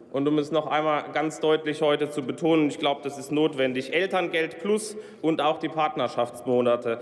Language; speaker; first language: German; native; German